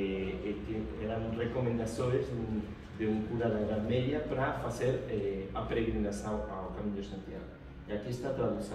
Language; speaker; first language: Portuguese; non-native, fluent; Spanish